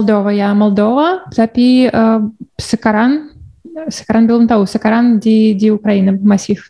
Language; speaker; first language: Indonesian; non-native, learner; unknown